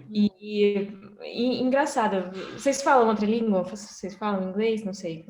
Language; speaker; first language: Portuguese; non-native, fluent; Russian